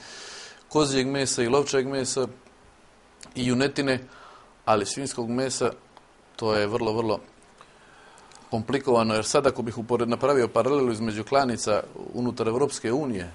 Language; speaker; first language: Serbian; native; Serbian